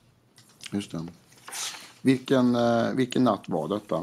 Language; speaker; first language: Swedish; native; Swedish